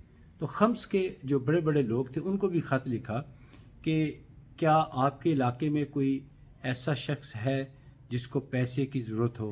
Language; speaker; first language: Urdu; native; Urdu